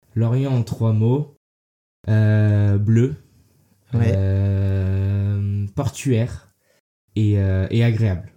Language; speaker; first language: French; early bilingual, heritage; French